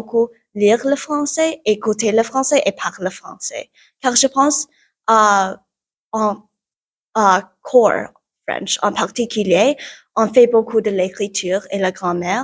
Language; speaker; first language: French; non-native, learner; English